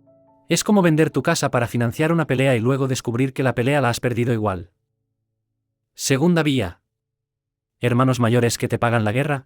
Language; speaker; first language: Spanish; native; Spanish